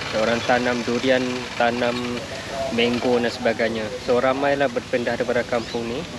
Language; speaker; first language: Malay; non-native, fluent; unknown